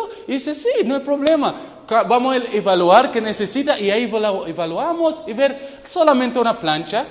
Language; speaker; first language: Spanish; non-native, fluent; English